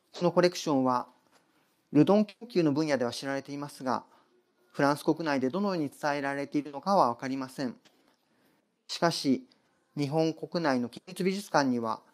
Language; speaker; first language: Japanese; native; Japanese